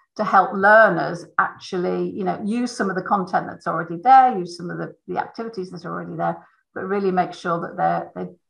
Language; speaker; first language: English; native; English